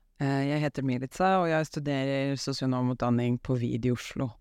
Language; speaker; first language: Norwegian; non-native, fluent; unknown